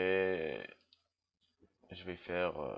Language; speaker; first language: French; non-native, local second language; Arabic